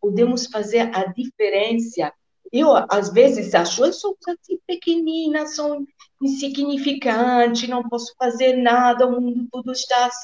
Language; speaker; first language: Portuguese; non-native, fluent; Italian